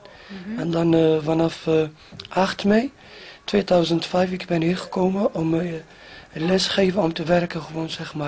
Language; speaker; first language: Dutch; non-native, learner; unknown